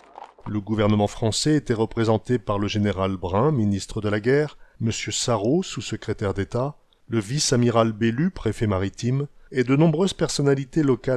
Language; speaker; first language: French; native; French